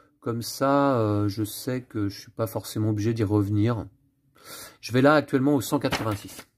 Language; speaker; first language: French; native; French